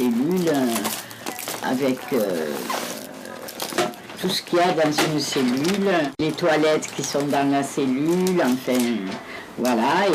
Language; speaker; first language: French; native; French